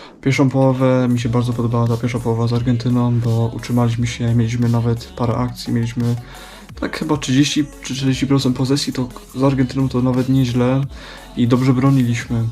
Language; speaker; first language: Polish; early bilingual, heritage; Polish